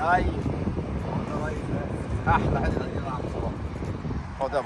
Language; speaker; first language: Arabic; native; Arabic